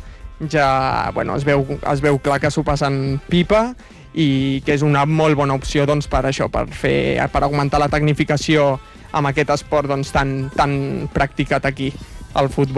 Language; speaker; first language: Catalan; native; Catalan